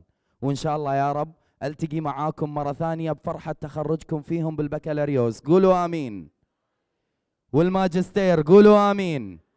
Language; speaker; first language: Arabic; native; Arabic